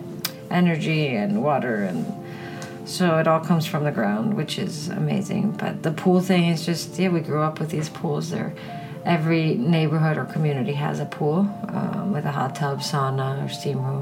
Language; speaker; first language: English; early bilingual, other home language; Icelandic